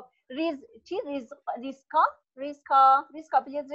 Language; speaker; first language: English; non-native, learner; Persian